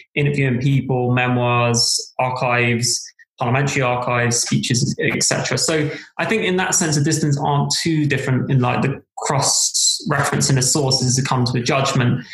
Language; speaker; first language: English; native; English